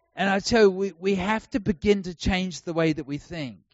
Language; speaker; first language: English; native; English